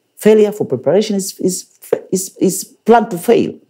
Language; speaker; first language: English; non-native, local second language; Swahili